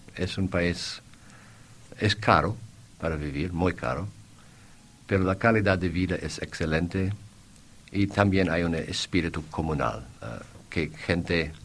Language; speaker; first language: Spanish; non-native, fluent; English